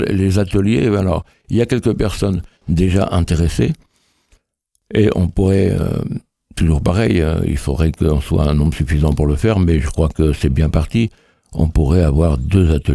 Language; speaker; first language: French; native; French